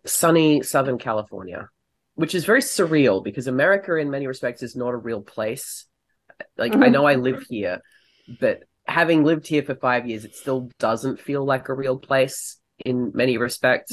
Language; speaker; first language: English; native; English